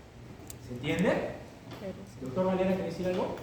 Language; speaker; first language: Spanish; native; Spanish